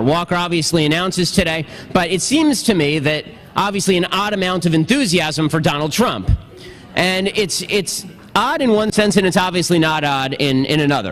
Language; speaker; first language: English; native; English